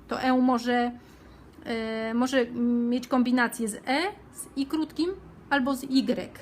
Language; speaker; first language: Polish; native; Polish